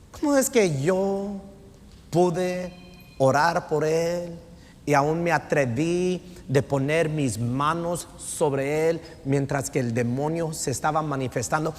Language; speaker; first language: Spanish; non-native, fluent; English